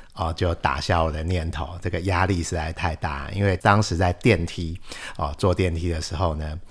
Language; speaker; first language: Chinese; native; Chinese